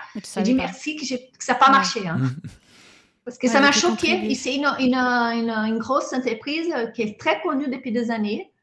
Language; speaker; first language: French; non-native, fluent; Portuguese